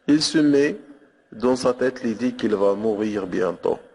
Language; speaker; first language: French; non-native, local second language; Arabic